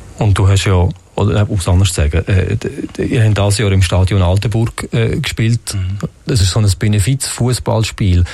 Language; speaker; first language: German; native; German